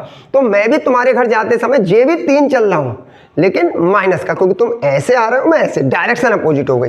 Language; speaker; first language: Hindi; native; Hindi